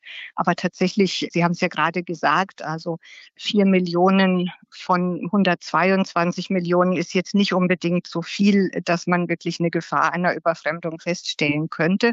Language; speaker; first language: German; native; German